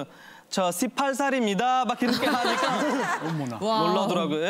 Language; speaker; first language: Korean; non-native, fluent; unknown